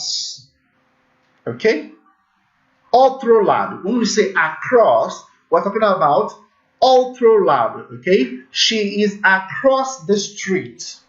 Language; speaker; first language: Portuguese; non-native, learner; English